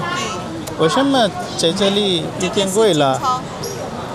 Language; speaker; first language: Chinese; non-native, learner; Bangla